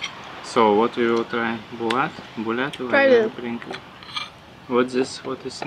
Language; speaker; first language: English; non-native, learner; Russian